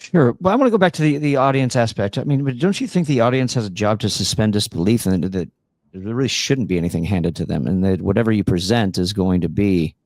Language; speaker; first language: English; native; English